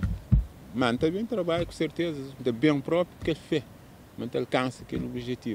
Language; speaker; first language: Portuguese; non-native, local second language; Kabuverdianu